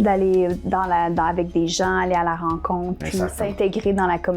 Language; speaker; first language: French; native; French